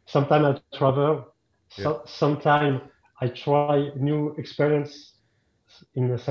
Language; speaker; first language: English; non-native, fluent; French